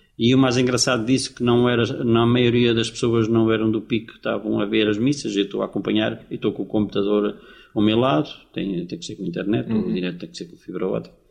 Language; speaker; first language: Portuguese; native; Portuguese